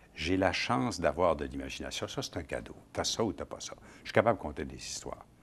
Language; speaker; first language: French; native; French